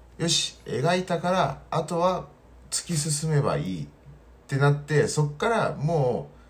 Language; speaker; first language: Japanese; non-native, fluent; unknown